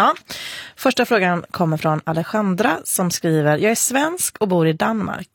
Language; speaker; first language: Swedish; native; Swedish